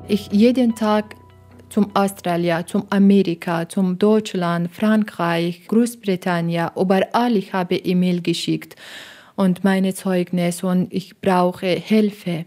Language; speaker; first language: German; non-native, learner; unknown